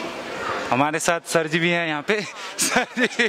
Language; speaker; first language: Hindi; native; Hindi